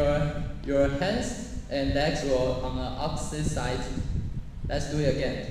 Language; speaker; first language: English; non-native, learner; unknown